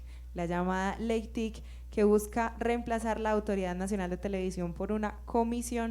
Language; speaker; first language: Spanish; native; Spanish